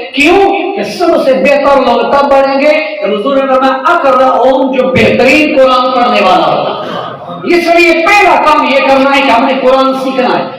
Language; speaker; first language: Urdu; non-native, local second language; Punjabi